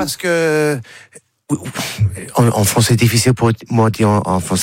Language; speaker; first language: French; non-native, learner; English